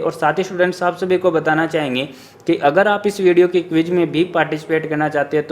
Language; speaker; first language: Hindi; native; Hindi